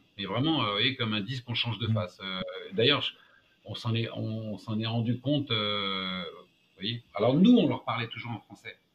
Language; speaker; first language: French; native; French